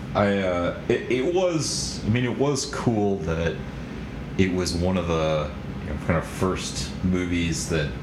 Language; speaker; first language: English; native; English